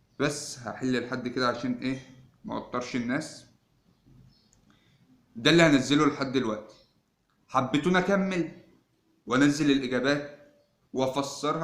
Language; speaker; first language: Arabic; native; Arabic